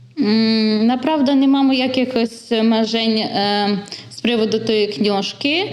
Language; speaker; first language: Polish; non-native, learner; Ukrainian